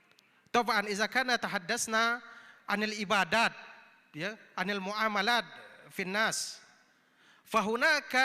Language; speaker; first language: Arabic; non-native, fluent; Indonesian